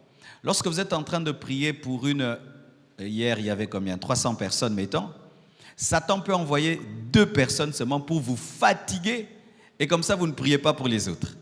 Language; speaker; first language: French; non-native, local second language; Lingala